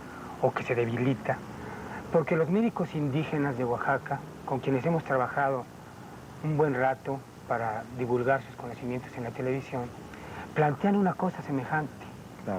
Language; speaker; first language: Spanish; native; Spanish